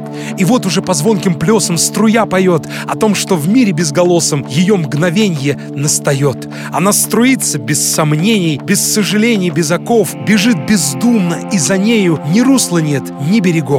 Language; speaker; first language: Russian; native; Russian